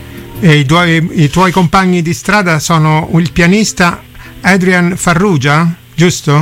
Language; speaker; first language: Italian; native; Italian